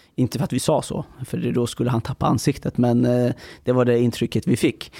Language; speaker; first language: Swedish; early bilingual, other home language; Persian